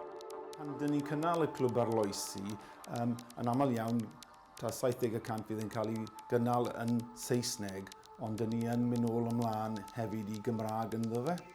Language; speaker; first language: Welsh; native; Welsh